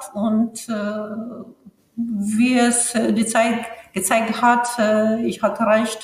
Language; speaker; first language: German; non-native, fluent; Ukrainian